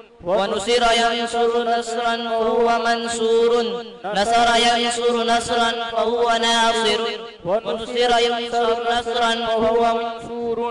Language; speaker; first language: Arabic; non-native, learner; Urdu